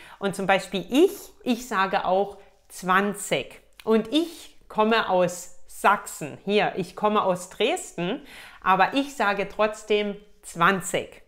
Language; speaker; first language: German; native; German